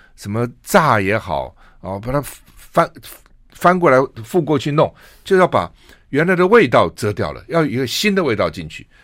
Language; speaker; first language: Chinese; native; Chinese